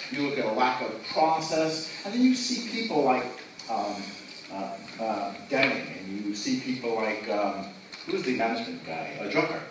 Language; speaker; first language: English; native; English